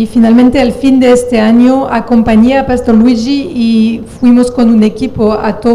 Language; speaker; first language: Spanish; non-native, fluent; French